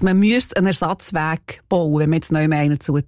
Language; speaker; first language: German; native; German